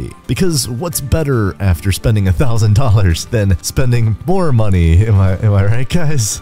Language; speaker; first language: English; native; English